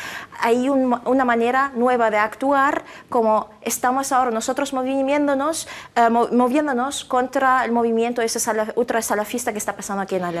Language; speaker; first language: Spanish; non-native, fluent; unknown